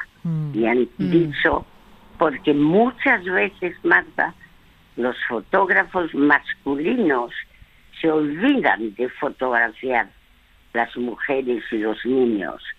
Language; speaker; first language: Spanish; early bilingual, other home language; French